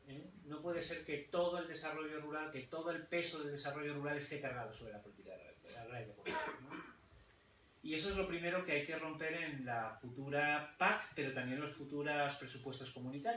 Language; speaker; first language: Spanish; native; Spanish